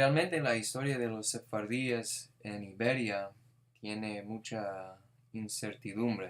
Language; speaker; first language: Spanish; non-native, fluent; English